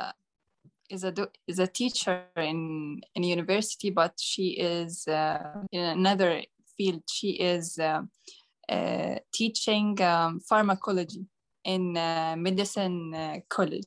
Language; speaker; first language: English; non-native, learner; Arabic